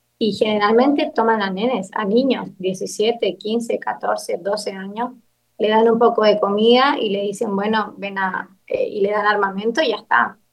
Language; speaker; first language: Spanish; native; Spanish